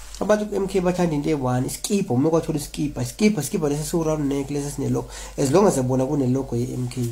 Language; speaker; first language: Zulu; native; Zulu